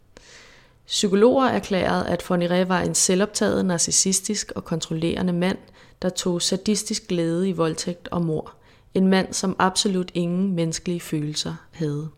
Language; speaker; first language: Danish; native; Danish